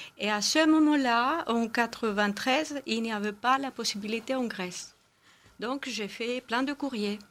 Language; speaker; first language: French; non-native, fluent; Greek